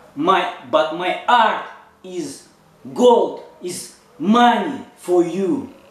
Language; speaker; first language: English; non-native, learner; Russian